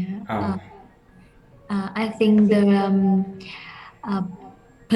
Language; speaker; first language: English; non-native, learner; Vietnamese